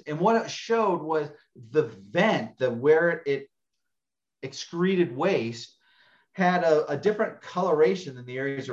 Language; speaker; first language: English; native; English